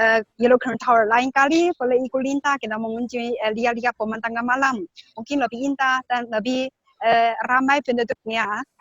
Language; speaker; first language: Indonesian; non-native, learner; Chinese